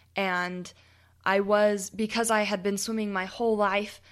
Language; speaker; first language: English; native; English